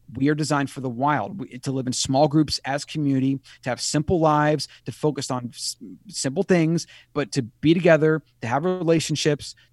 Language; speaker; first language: English; native; English